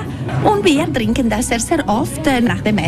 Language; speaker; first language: German; non-native, local second language; Italian